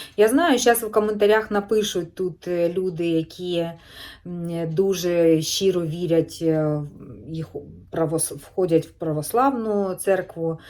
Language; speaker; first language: Ukrainian; native; Ukrainian